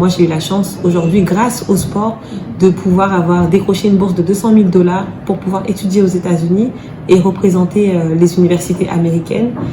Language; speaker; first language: French; early bilingual, other home language; Wolof